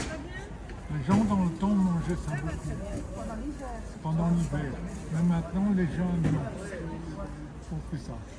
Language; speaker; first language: French; native; French